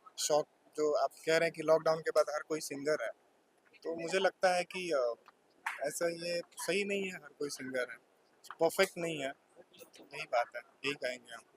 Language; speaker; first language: Hindi; native; Hindi